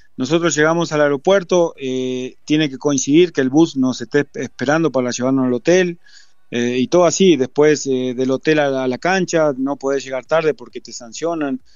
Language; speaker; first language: Spanish; native; Spanish